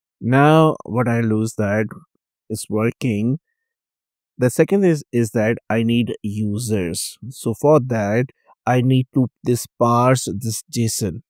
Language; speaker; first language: English; non-native, local second language; Urdu